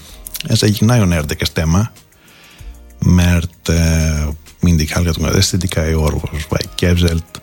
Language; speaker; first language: Hungarian; non-native, learner; Greek